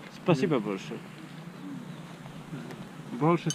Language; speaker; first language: Russian; non-native, learner; Polish